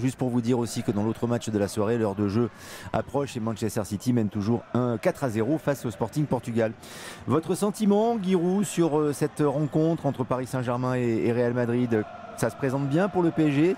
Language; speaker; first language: French; native; French